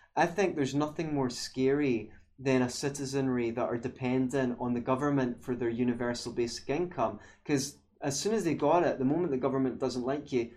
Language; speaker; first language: English; native; English